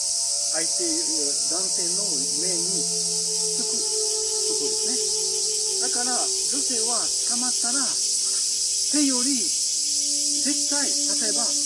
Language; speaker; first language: Japanese; non-native, fluent; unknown